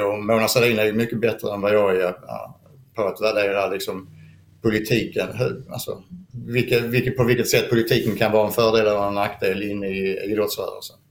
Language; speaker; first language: Swedish; native; Swedish